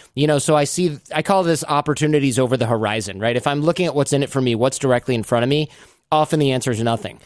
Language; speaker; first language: English; native; English